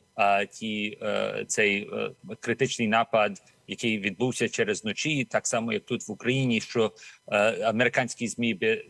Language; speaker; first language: Ukrainian; early bilingual, heritage; Ukrainian